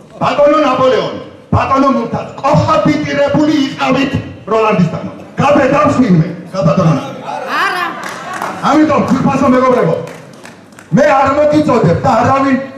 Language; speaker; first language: Georgian; native; Georgian